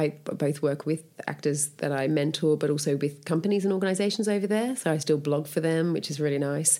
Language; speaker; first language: English; native; English